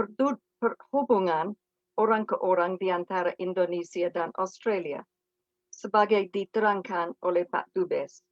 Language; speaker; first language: Indonesian; non-native, fluent; English